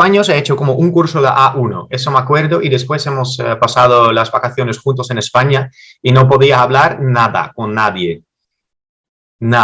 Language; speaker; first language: Spanish; non-native, fluent; Dutch